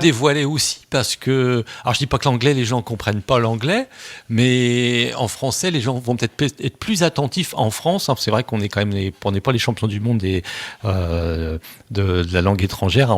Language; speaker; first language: French; native; French